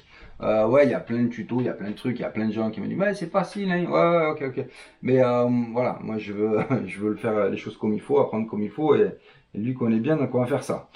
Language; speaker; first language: French; native; French